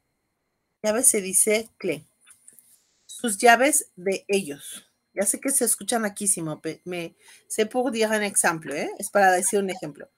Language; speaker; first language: Spanish; native; Spanish